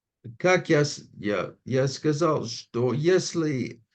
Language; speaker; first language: Russian; non-native, fluent; English